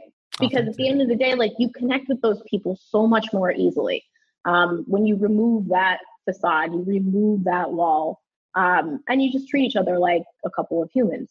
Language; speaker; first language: English; native; English